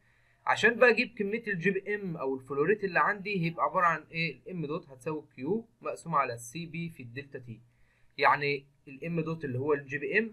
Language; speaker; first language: Arabic; native; Arabic